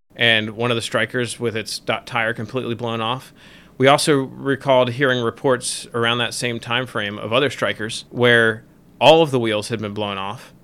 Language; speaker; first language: English; native; English